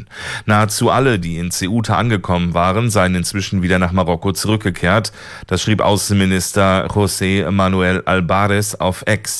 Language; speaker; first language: German; native; German